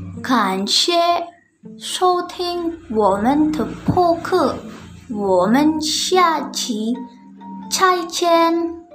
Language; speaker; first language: Chinese; non-native, learner; Indonesian